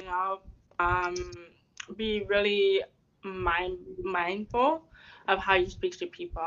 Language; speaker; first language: English; native; English